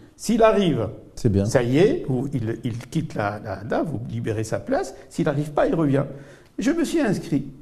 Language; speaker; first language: French; non-native, local second language; Arabic